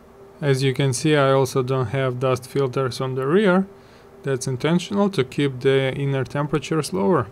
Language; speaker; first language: English; non-native, fluent; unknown